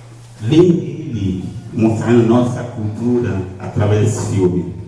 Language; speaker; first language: Portuguese; non-native, learner; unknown